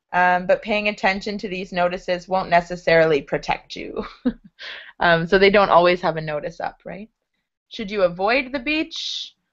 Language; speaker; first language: English; native; English